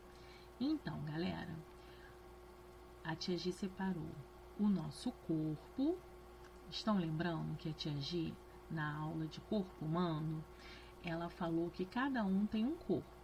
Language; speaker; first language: Portuguese; native; Portuguese